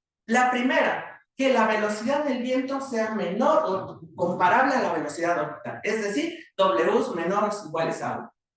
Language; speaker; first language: Spanish; native; Spanish